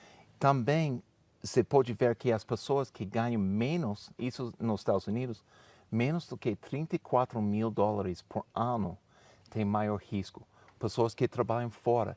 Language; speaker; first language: Portuguese; non-native, fluent; English